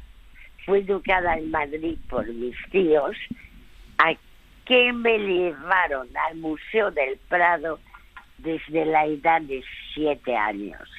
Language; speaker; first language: Spanish; early bilingual, other home language; French